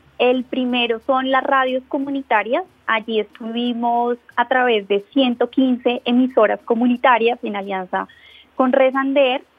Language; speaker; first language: Spanish; native; Spanish